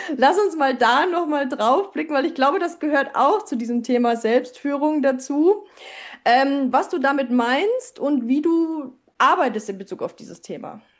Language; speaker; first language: German; native; German